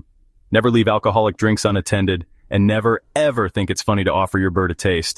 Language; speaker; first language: English; native; English